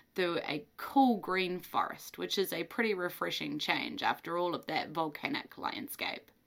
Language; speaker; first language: English; native; English